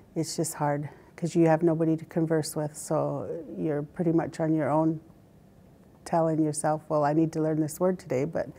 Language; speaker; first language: English; native; English